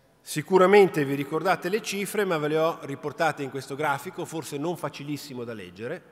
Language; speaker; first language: Italian; native; Italian